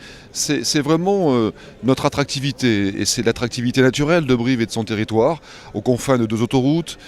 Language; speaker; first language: French; native; French